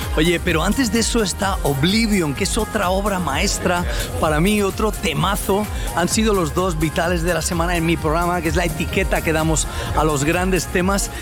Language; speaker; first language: Spanish; native; Spanish